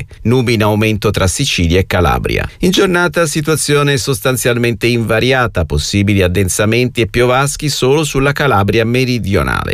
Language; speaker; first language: Italian; native; Italian